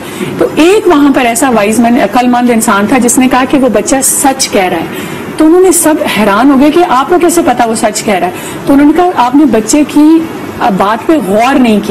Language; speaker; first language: Urdu; native; Urdu